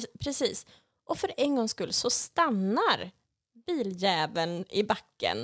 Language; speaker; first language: Swedish; native; Swedish